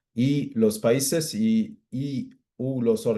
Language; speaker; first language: Spanish; non-native, fluent; English